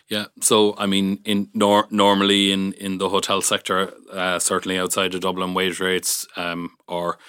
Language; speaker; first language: English; native; English